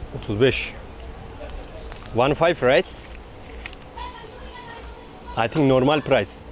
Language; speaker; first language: English; non-native, learner; Turkish